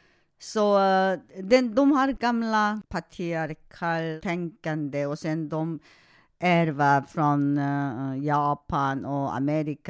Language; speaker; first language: Swedish; non-native, fluent; Korean